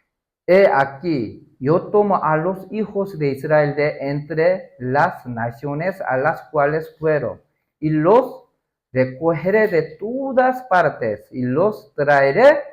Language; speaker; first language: Spanish; non-native, learner; Korean